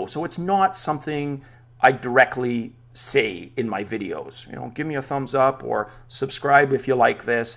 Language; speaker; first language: English; native; English